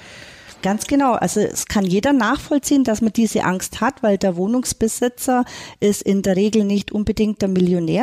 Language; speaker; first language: German; native; German